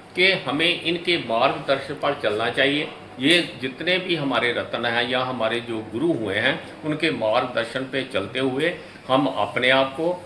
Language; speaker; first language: Hindi; non-native, local second language; Punjabi